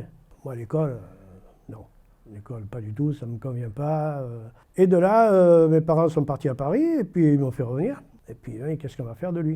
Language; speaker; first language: French; native; French